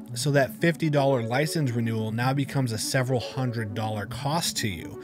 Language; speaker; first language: English; native; English